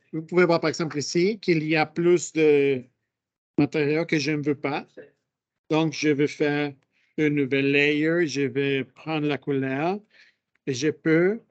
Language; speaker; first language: French; non-native, fluent; Spanish